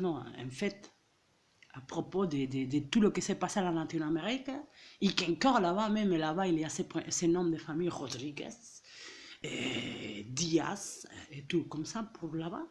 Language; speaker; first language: French; non-native, fluent; Catalan